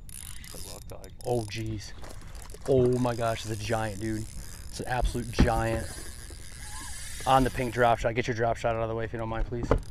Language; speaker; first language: English; native; English